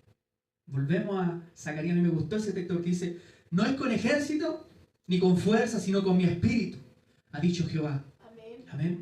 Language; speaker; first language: Spanish; native; Spanish